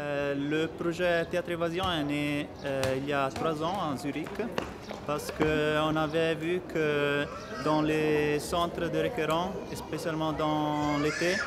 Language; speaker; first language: French; non-native, fluent; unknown